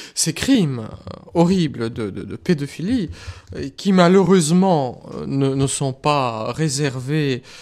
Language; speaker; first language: French; non-native, fluent; Russian